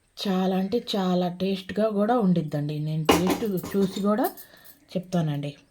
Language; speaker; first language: Telugu; non-native, local second language; Urdu